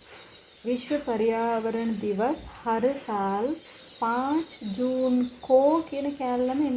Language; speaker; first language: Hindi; non-native, fluent; Sinhala